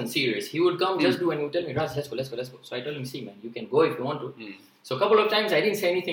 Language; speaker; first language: English; non-native, local second language; Gujarati